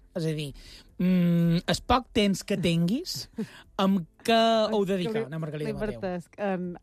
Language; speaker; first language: Catalan; native; Catalan